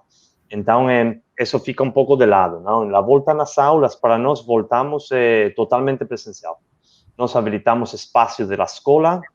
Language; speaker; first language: Portuguese; non-native, learner; Spanish